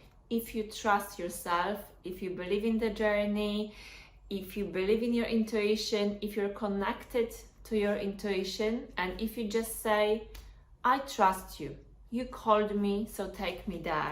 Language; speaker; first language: English; non-native, fluent; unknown